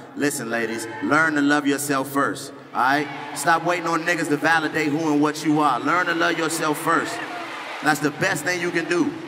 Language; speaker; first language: English; native; English